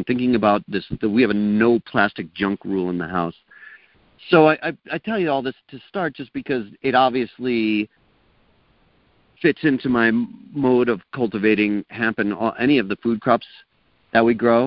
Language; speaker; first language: English; native; English